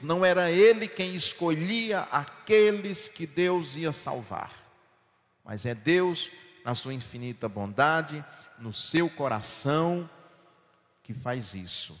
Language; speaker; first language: Portuguese; native; Portuguese